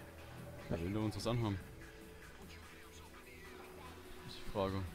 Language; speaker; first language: German; native; German